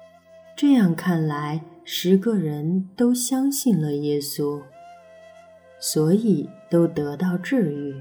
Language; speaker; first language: Chinese; native; Chinese